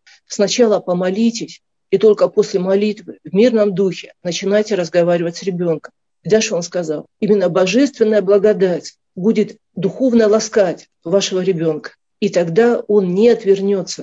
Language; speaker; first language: Russian; native; Russian